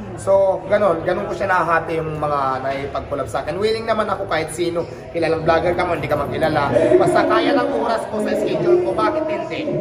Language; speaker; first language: Filipino; non-native, local second language; Waray